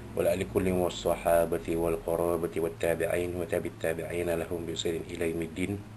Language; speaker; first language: Arabic; non-native, learner; Malay